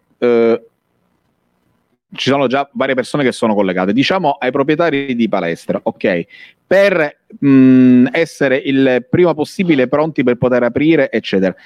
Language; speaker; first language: Italian; native; Italian